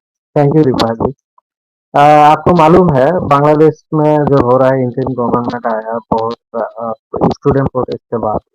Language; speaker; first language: Hindi; non-native, learner; Bangla